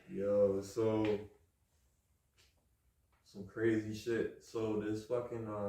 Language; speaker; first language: English; native; English